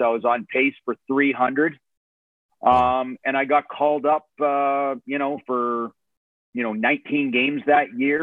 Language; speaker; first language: English; native; English